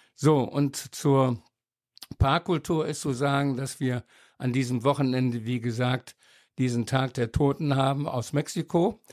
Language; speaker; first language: German; native; German